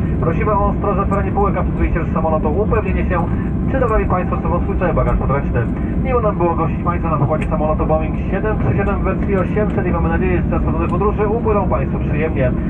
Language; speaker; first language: Polish; native; Polish